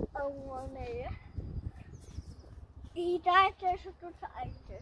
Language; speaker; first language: Dutch; early bilingual, other home language; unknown